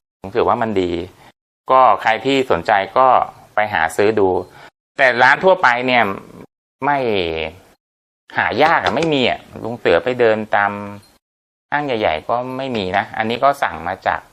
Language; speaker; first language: Thai; native; Thai